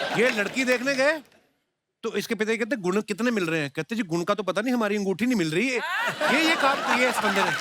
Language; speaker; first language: Hindi; non-native, local second language; Punjabi